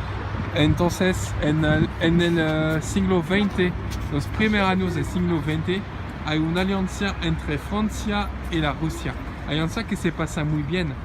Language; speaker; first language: Spanish; non-native, learner; French